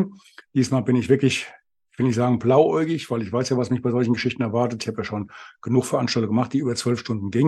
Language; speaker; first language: German; native; German